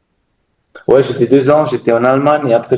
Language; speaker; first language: French; non-native, learner; German